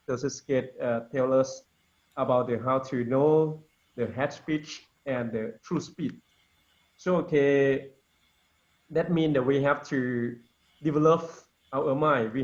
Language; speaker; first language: English; non-native, learner; Lao